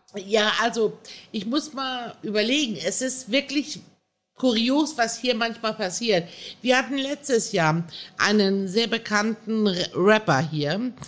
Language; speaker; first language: German; early bilingual, other home language; Persian